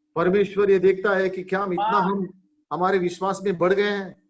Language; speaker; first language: Hindi; non-native, local second language; Marathi